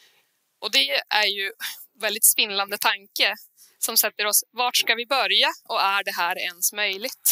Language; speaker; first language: Swedish; native; Swedish